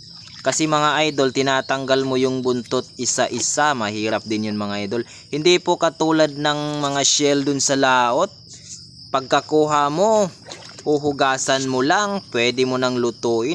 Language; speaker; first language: Filipino; native; Filipino